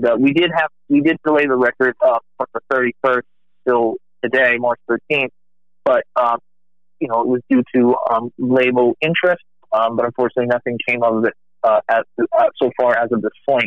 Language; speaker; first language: English; native; English